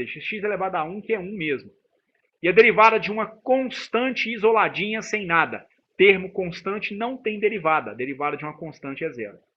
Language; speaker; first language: Portuguese; native; Portuguese